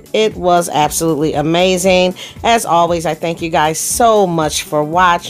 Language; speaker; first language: English; native; English